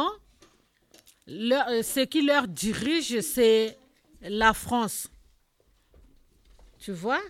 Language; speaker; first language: French; non-native, local second language; Lingala